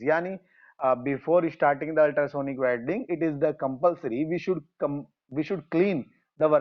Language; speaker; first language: English; non-native, local second language; Hindi